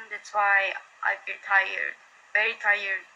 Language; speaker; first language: English; non-native, learner; Korean